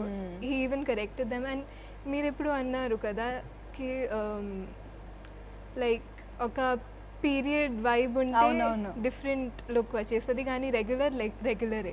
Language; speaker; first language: Telugu; non-native, local second language; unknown